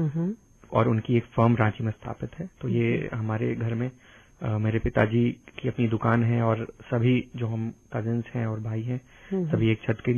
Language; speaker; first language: Hindi; native; Hindi